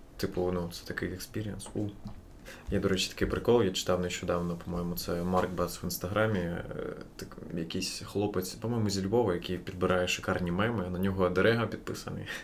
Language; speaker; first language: Ukrainian; non-native, local second language; Russian